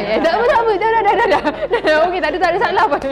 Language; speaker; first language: Malay; native; Malay